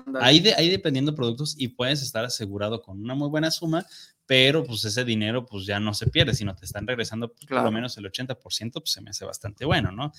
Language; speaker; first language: Spanish; native; Spanish